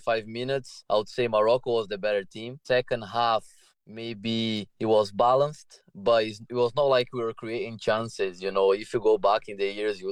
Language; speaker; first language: English; non-native, fluent; Portuguese